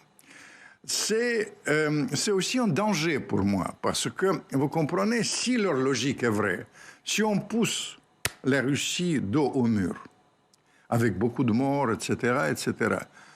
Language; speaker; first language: French; non-native, fluent; Russian